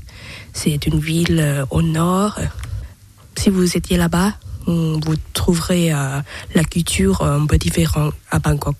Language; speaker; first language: French; non-native, learner; Thai